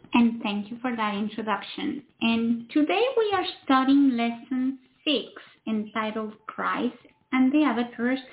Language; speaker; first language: English; non-native, fluent; Spanish